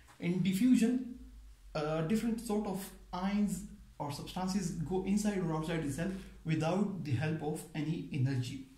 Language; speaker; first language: English; non-native, local second language; Pashto